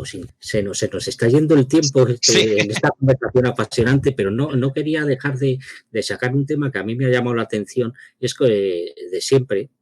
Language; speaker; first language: Spanish; native; Spanish